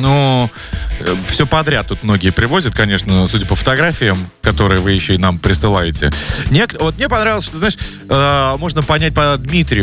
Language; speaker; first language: Russian; native; Russian